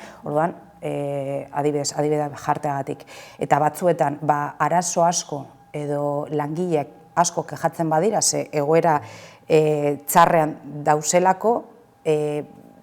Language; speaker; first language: Basque; native; Basque